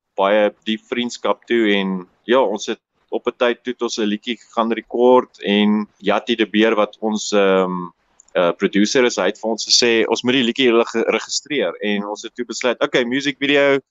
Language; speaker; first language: Afrikaans; native; Afrikaans